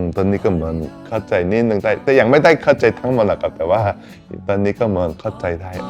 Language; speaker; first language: Thai; non-native, learner; Korean